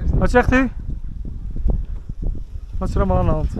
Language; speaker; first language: Dutch; native; Dutch